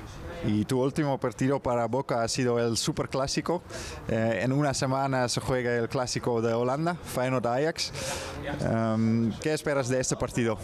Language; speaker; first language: Spanish; non-native, fluent; Dutch